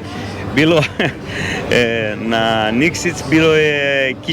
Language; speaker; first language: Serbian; non-native, learner; Greek